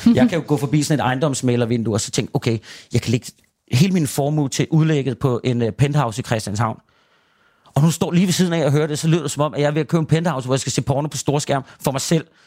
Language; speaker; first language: Danish; native; Danish